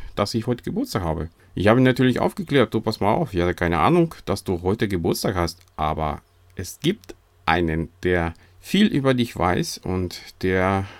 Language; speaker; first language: German; non-native, fluent; Russian